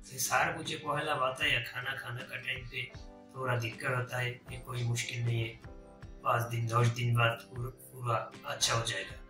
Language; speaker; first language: Hindi; non-native, learner; Bangla